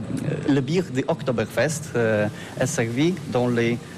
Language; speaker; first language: French; non-native, learner; Polish